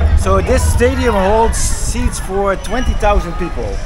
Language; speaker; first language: English; non-native, fluent; Dutch